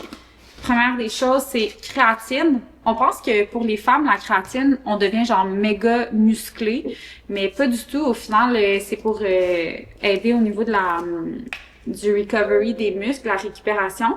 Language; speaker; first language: French; native; French